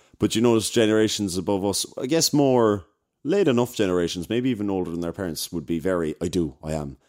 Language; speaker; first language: English; native; English